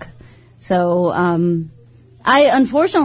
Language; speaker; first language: English; native; English